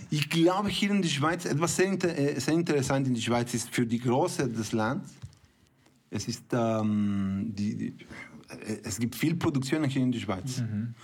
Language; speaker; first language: German; non-native, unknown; Spanish